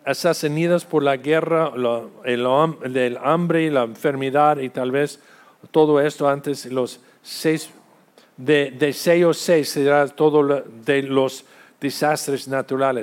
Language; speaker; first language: Spanish; non-native, fluent; English